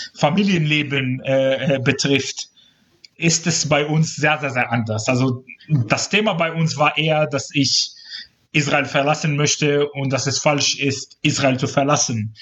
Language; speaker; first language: German; non-native, fluent; Hebrew